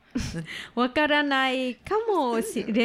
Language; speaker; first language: Japanese; non-native, learner; Vietnamese